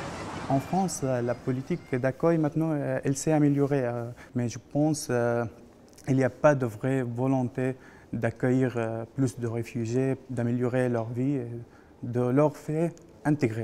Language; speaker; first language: French; non-native, fluent; Arabic